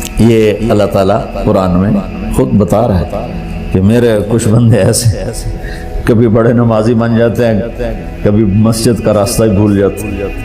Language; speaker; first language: Urdu; non-native, local second language; Punjabi